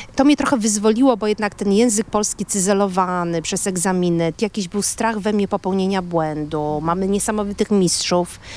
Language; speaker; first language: Polish; native; Polish